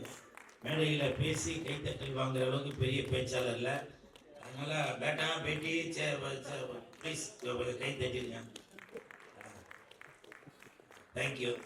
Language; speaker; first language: Tamil; native; Tamil